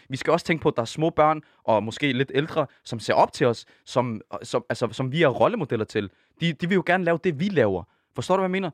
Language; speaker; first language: Danish; early bilingual, other home language; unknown